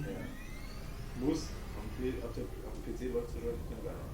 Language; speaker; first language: German; native; German